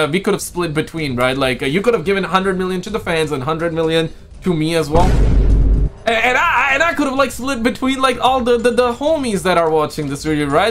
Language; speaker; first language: English; native; English